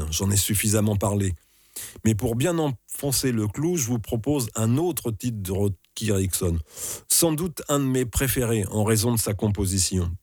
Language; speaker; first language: French; native; French